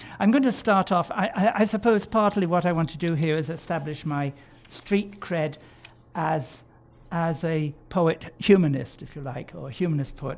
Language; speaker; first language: English; native; English